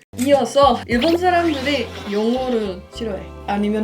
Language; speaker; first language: Korean; non-native, learner; Indonesian